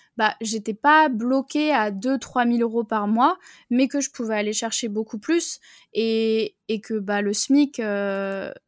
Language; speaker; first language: French; native; French